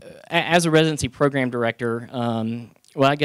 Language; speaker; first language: English; native; English